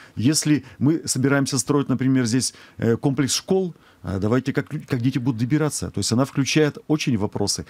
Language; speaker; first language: Russian; native; Russian